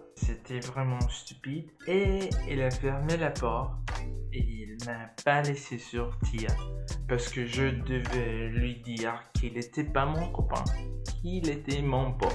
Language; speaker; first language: French; non-native, learner; Spanish